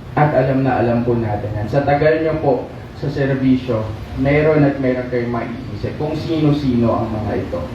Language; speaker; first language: Filipino; non-native, local second language; Pangasinan